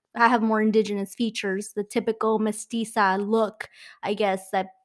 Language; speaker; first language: English; non-native, fluent; Spanish